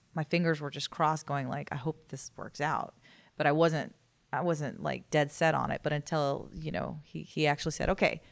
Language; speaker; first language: English; native; English